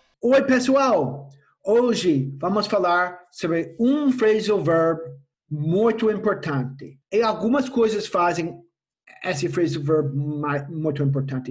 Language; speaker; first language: Portuguese; non-native, fluent; English